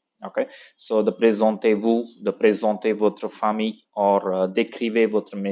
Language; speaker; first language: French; non-native, fluent; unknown